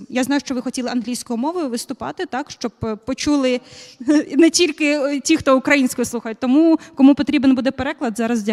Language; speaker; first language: Ukrainian; native; Ukrainian